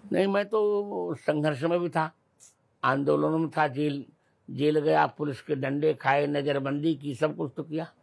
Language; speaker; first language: Hindi; native; Hindi